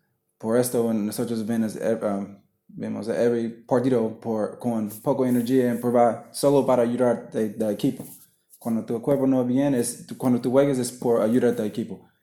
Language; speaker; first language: Spanish; non-native, learner; English